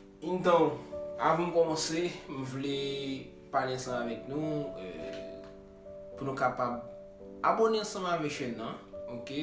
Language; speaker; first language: French; non-native, learner; Haitian Creole